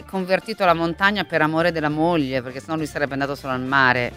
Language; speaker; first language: Italian; native; Italian